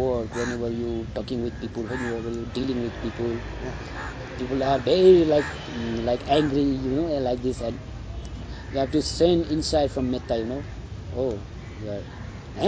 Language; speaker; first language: English; non-native, local second language; Nepali